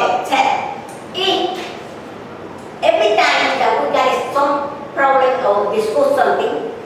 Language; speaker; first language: English; non-native, learner; Spanish